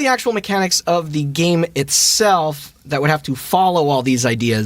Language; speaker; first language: English; native; English